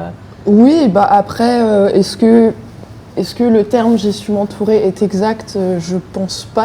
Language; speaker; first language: French; native; French